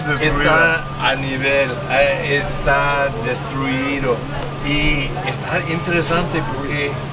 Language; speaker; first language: Spanish; non-native, learner; English